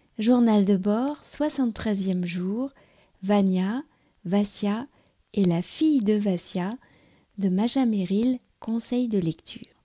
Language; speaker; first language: French; native; French